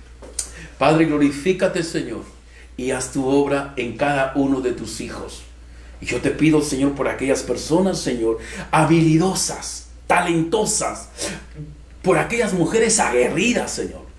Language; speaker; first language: Spanish; native; Spanish